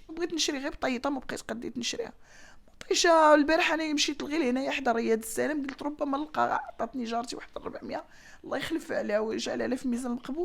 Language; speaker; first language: Arabic; native; Arabic